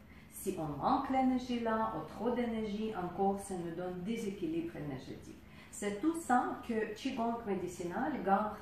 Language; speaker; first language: French; non-native, fluent; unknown